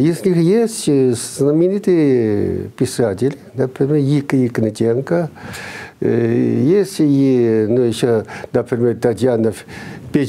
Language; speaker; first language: Russian; non-native, fluent; Chinese